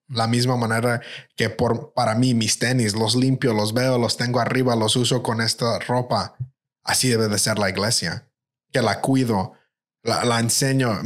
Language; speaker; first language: Spanish; early bilingual, heritage; Spanish